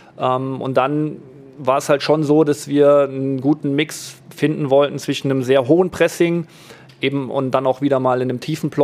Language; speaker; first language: German; native; German